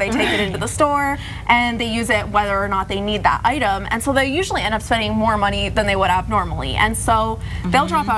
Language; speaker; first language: English; native; English